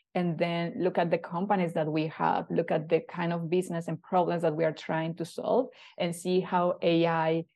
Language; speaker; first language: English; non-native, fluent; Spanish